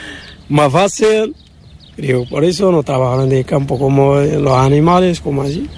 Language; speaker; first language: Spanish; non-native, learner; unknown